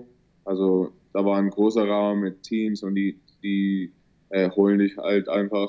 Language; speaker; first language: German; early bilingual, heritage; German